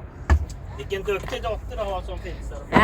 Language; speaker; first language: Swedish; native; Swedish